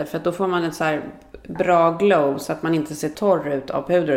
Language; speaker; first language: Swedish; native; Swedish